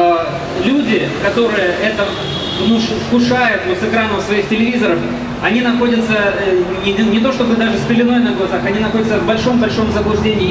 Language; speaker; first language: Russian; native; Russian